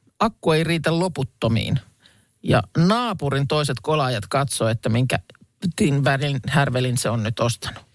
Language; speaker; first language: Finnish; native; Finnish